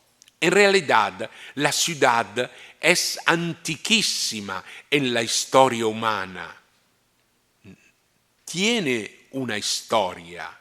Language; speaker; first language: Spanish; non-native, fluent; Italian